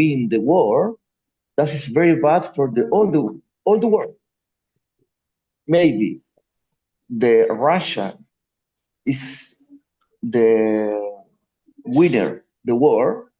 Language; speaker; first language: English; non-native, learner; Spanish